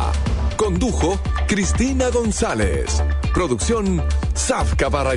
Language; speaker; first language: Spanish; native; Spanish